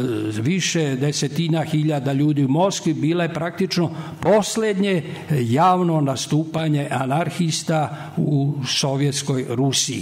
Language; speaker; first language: Serbian; native; Serbian